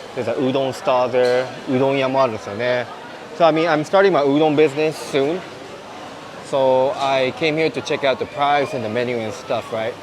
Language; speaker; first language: English; non-native, fluent; Japanese